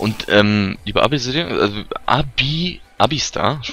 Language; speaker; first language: German; native; German